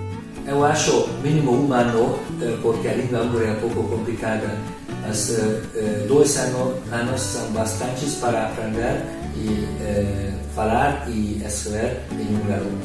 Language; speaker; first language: Portuguese; non-native, learner; Hungarian